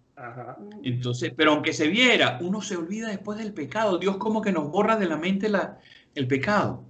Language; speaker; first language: Spanish; native; Spanish